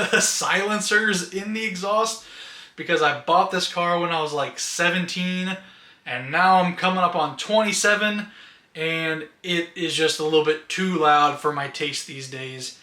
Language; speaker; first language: English; native; English